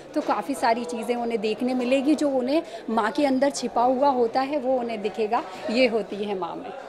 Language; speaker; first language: Hindi; native; Hindi